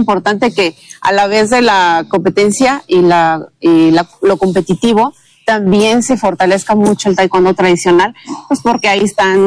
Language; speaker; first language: Spanish; native; Spanish